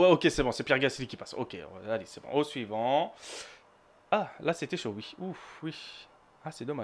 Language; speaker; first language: French; native; French